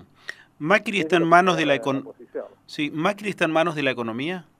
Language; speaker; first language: Spanish; native; Spanish